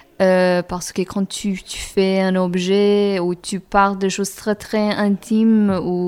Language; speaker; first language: French; non-native, fluent; Persian